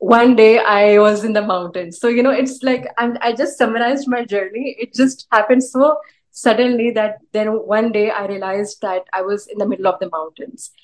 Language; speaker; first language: English; early bilingual, other home language; Urdu